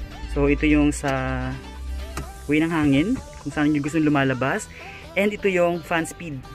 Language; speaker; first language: Filipino; native; Filipino